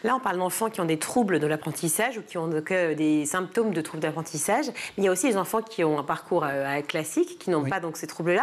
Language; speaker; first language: French; native; French